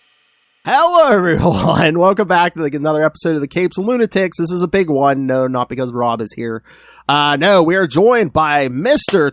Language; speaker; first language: English; native; English